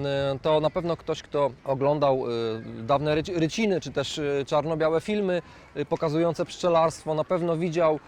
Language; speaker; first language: Polish; native; Polish